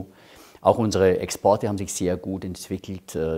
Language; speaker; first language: German; native; German